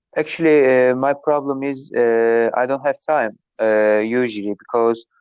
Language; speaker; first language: English; non-native, learner; Turkish